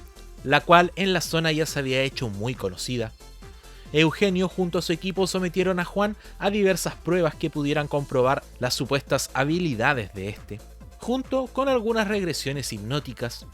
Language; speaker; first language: Spanish; native; Spanish